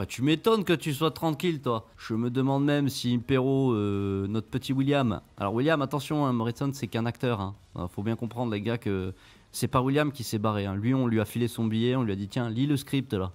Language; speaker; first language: French; native; French